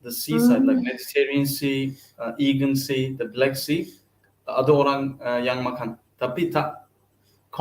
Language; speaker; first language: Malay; non-native, learner; Turkish